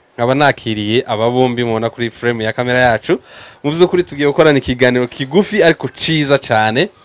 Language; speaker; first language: Kinyarwanda; native; Kinyarwanda